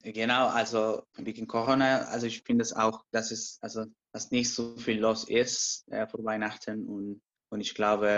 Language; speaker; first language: German; non-native, learner; Spanish